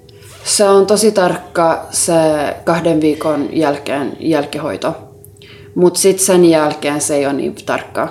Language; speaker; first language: Finnish; non-native, local second language; Swedish